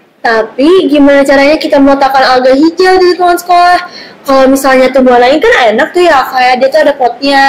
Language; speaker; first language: Indonesian; native; Indonesian